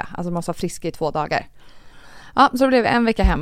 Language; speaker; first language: Swedish; native; Swedish